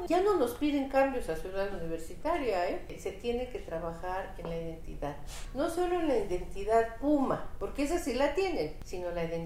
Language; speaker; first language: Spanish; native; Spanish